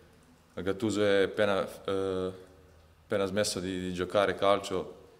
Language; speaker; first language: Italian; non-native, fluent; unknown